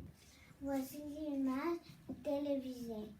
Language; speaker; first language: French; non-native, learner; Bulgarian